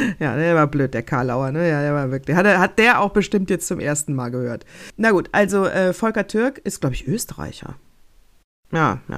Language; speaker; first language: German; native; German